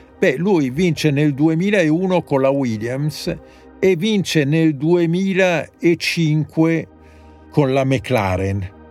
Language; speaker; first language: Italian; native; Italian